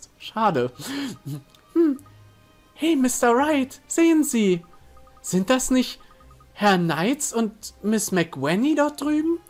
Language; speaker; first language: German; native; German